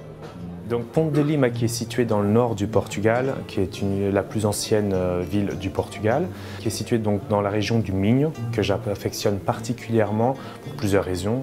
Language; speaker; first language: French; non-native, fluent; Portuguese